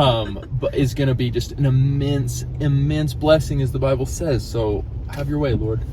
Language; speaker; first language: English; native; English